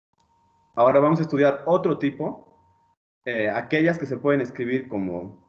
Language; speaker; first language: Spanish; native; Spanish